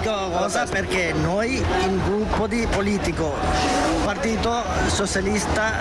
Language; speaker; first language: Italian; non-native, learner; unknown